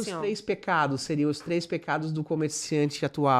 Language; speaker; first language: Portuguese; native; Portuguese